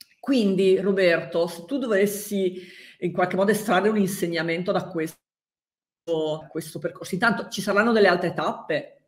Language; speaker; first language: Italian; native; Italian